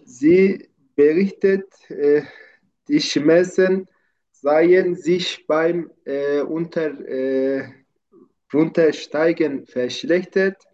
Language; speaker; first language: German; non-native, learner; Turkish